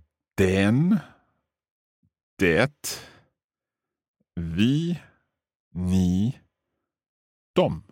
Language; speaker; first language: Swedish; non-native, learner; English